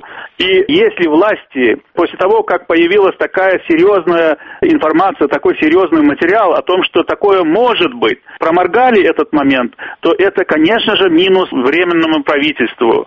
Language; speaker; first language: Russian; native; Russian